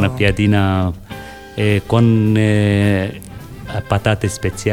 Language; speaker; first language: Italian; non-native, learner; Bangla